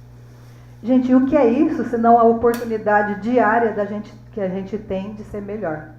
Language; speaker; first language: Portuguese; native; Portuguese